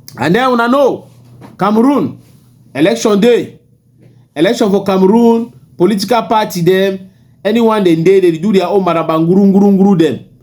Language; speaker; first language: Nigerian Pidgin; native; Nigerian Pidgin